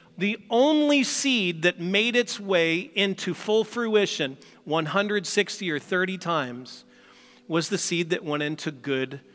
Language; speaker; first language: English; native; English